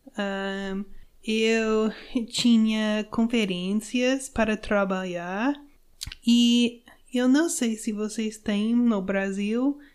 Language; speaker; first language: Portuguese; non-native, learner; English